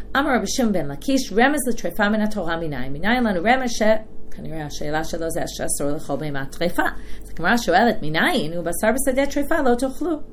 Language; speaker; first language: Hebrew; non-native, fluent; English